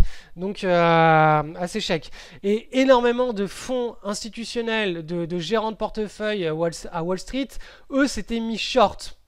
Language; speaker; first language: French; native; French